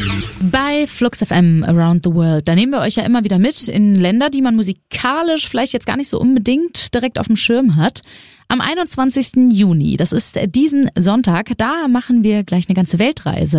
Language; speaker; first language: German; native; German